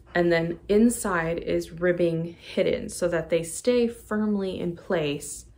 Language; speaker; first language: English; native; English